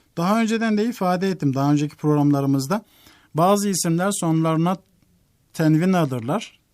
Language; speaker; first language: Turkish; native; Turkish